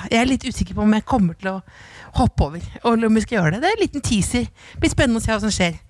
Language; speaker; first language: Norwegian; native; Norwegian